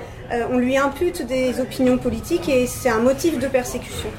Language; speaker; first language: French; native; French